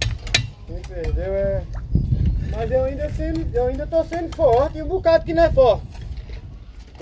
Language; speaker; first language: Portuguese; native; Portuguese